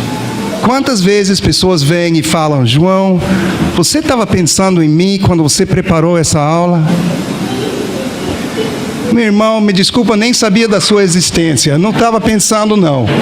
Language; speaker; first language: Portuguese; non-native, fluent; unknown